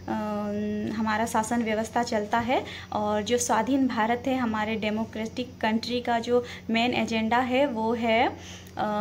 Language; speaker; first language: Hindi; native; Hindi